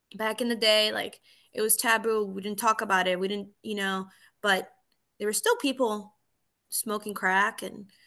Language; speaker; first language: English; early bilingual, other home language; Spanish